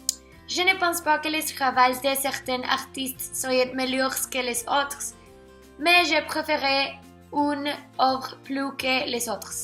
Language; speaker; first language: French; non-native, learner; Spanish